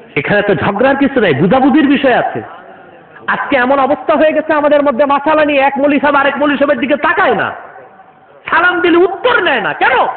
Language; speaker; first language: Bangla; non-native, local second language; Urdu